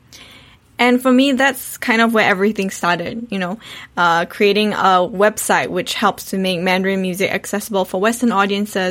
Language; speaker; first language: English; native; English